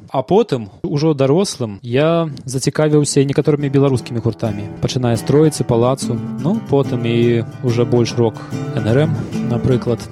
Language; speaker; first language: Belarusian; non-native, local second language; Russian